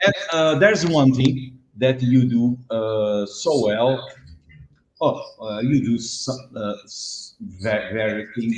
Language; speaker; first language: English; non-native, learner; Portuguese